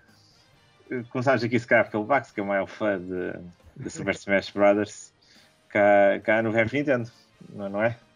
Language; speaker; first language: Portuguese; native; Portuguese